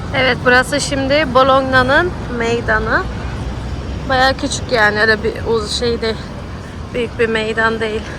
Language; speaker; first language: Turkish; early bilingual, heritage; Turkish